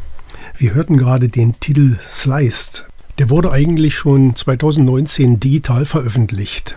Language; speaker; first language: German; native; German